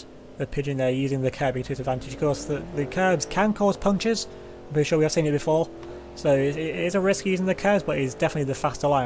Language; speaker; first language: English; native; English